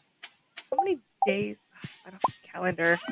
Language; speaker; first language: English; native; English